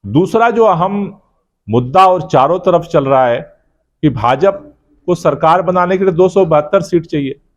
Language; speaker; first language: Hindi; native; Hindi